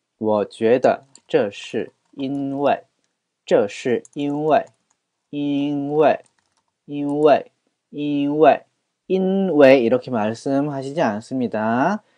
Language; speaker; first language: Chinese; non-native, fluent; Korean